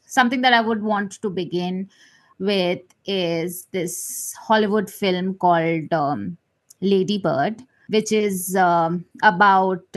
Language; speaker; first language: English; non-native, local second language; Malayalam